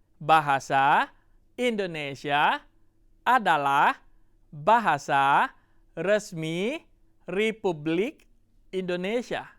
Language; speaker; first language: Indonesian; non-native, fluent; Thai